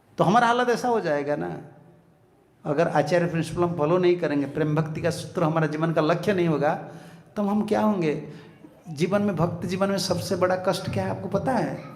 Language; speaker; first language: Hindi; non-native, local second language; Bangla